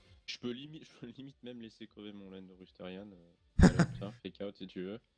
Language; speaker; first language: French; native; French